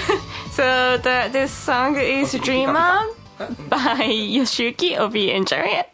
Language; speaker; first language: English; non-native, fluent; Japanese